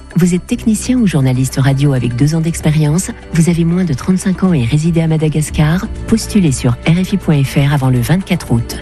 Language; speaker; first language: French; native; French